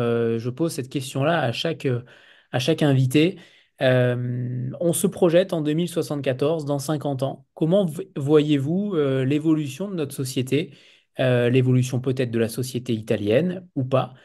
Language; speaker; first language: French; native; French